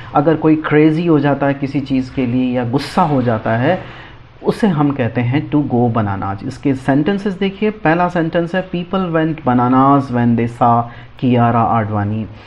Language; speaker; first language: Hindi; native; Hindi